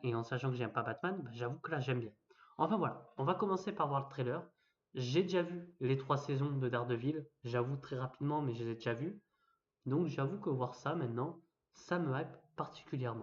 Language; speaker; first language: French; native; French